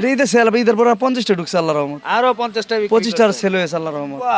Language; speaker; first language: Bangla; native; Bangla